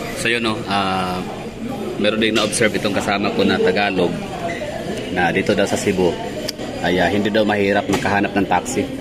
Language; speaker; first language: Filipino; non-native, local second language; Cebuano